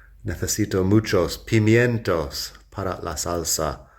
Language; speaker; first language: Spanish; non-native, fluent; English